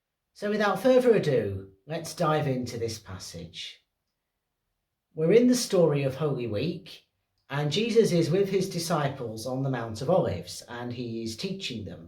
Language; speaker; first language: English; native; English